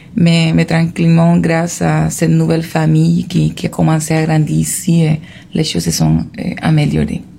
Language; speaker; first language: French; non-native, fluent; Spanish